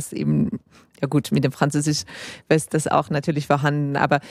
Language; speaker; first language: German; native; German